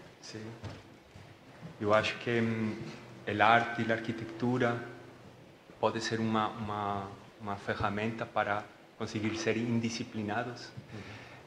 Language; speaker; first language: Portuguese; non-native, learner; Spanish